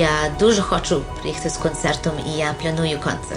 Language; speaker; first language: Ukrainian; early bilingual, heritage; Ukrainian